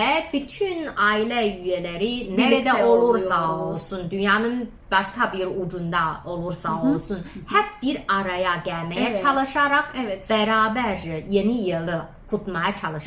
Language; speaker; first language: Turkish; non-native, fluent; Chinese